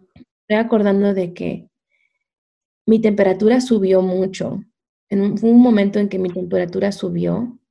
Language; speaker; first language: Spanish; native; Spanish